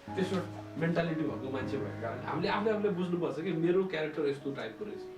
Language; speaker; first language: Nepali; native; Nepali